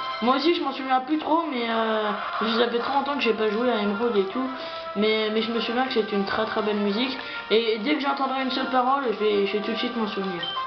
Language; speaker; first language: French; native; French